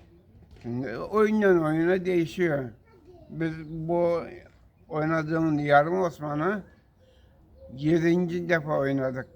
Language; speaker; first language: Turkish; native; Turkish